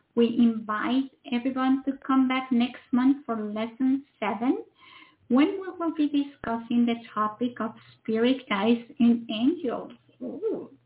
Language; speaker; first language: English; non-native, fluent; Spanish